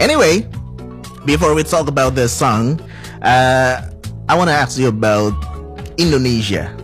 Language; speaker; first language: English; non-native, fluent; Indonesian